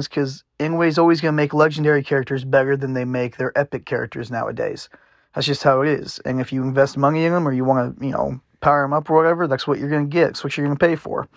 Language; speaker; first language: English; native; English